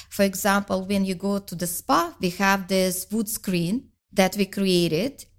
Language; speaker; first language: English; non-native, fluent; Russian